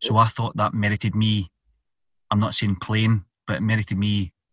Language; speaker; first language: English; native; English